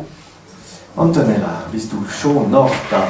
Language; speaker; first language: German; non-native, learner; French